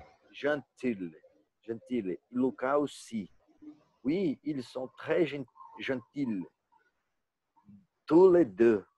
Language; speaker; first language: French; non-native, learner; Portuguese